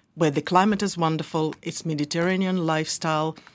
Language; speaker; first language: English; early bilingual, other home language; Russian